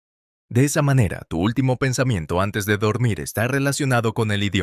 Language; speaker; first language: Spanish; non-native, fluent; English